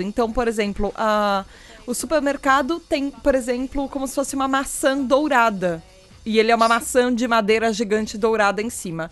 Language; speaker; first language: Portuguese; native; Portuguese